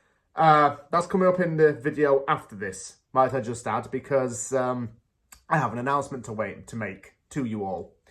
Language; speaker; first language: English; native; English